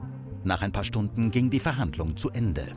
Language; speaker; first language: German; native; German